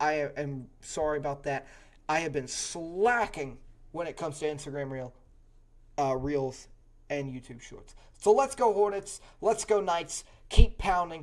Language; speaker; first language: English; native; English